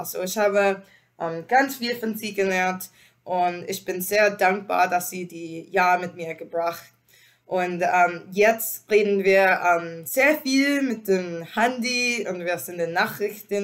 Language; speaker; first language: German; non-native, learner; English